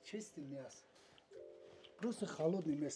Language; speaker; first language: Russian; non-native, local second language; Tajik